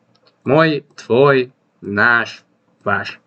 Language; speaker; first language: Russian; non-native, fluent; Tajik